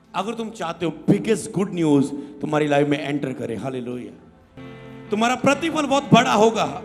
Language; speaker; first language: Hindi; non-native, local second language; Punjabi